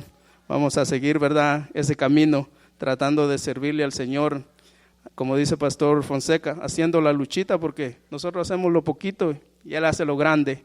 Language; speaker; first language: Spanish; native; Spanish